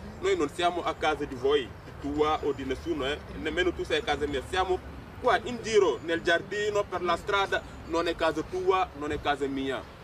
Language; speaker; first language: Italian; non-native, fluent; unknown